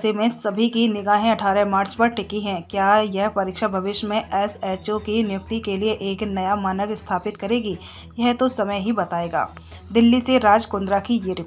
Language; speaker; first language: Hindi; native; Hindi